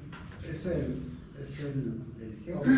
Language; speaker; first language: Spanish; native; Spanish